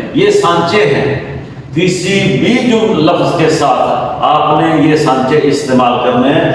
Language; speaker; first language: Urdu; native; Urdu